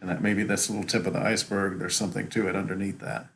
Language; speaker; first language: English; native; English